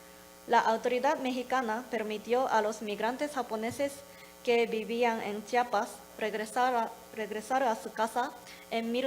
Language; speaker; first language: Spanish; non-native, learner; Japanese